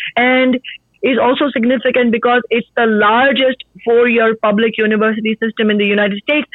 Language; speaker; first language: English; non-native, local second language; Marathi